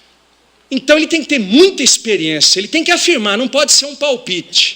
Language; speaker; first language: Portuguese; native; Portuguese